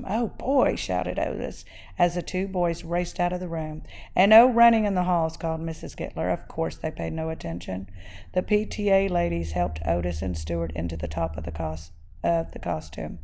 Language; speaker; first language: English; native; English